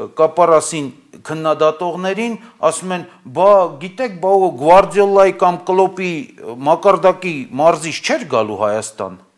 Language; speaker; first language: Armenian; native; Armenian